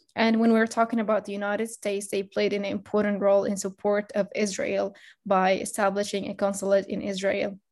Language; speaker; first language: English; non-native, fluent; Arabic